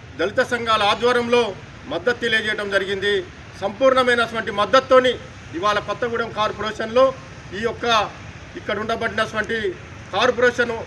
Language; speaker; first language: Telugu; native; Telugu